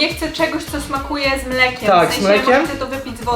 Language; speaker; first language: Polish; native; Polish